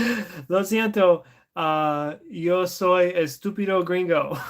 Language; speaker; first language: Spanish; non-native, learner; English